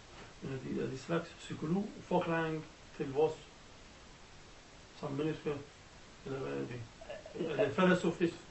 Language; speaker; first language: Danish; non-native, learner; Arabic